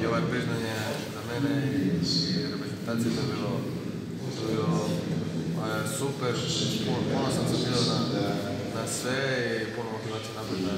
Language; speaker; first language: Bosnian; non-native, learner; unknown